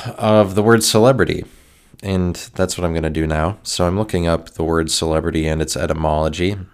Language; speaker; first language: English; native; English